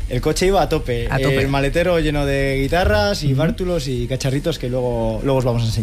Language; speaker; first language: Spanish; native; Spanish